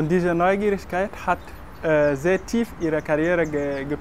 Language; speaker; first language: German; non-native, fluent; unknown